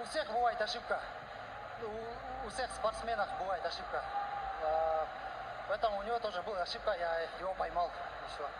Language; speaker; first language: Russian; non-native, local second language; Kyrgyz